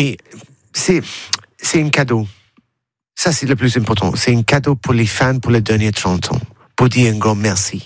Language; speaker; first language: French; non-native, learner; English